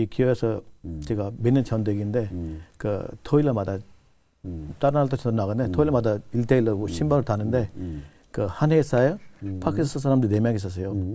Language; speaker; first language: Korean; non-native, learner; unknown